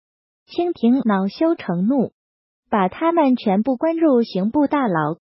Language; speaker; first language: Chinese; native; Chinese